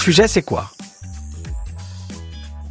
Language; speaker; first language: French; native; French